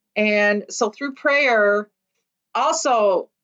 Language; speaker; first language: English; early bilingual, other home language; Lithuanian